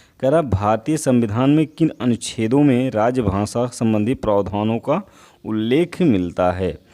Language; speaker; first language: Hindi; native; Hindi